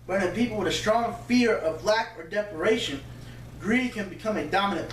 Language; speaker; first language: English; native; English